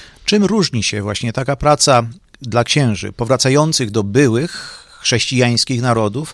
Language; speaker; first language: Polish; native; Polish